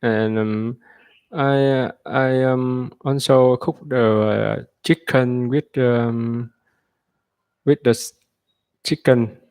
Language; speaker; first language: English; non-native, learner; Vietnamese